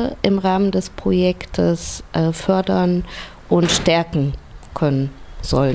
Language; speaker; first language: German; native; German